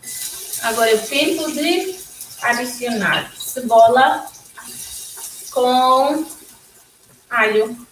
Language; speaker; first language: Portuguese; non-native, local second language; Tetum